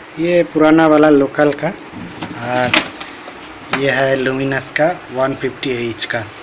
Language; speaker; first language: Hindi; non-native, local second language; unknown